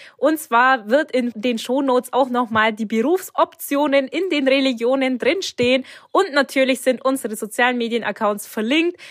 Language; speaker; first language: German; early bilingual, other home language; Turkish